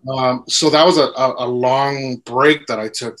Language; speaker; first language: English; native; English